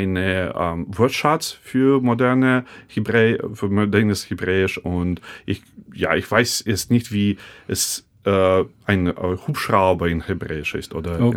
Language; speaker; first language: German; non-native, fluent; Russian